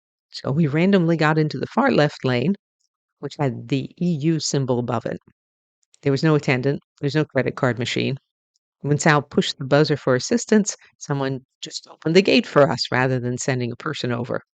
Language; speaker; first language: English; native; English